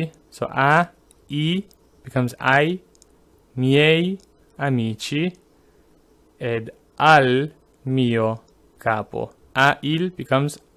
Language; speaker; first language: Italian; non-native, fluent; English